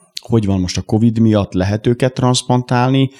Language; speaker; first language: Hungarian; native; Hungarian